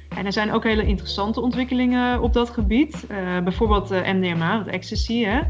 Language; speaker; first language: Dutch; native; Dutch